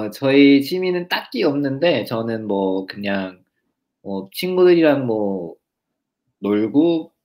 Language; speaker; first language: Korean; non-native, fluent; English